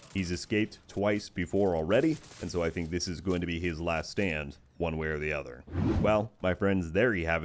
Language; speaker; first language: English; native; English